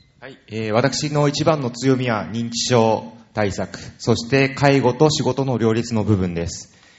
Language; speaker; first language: Japanese; native; Japanese